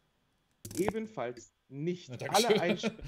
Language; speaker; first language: German; native; German